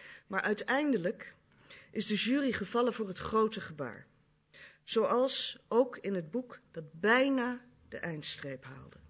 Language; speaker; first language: Dutch; native; Dutch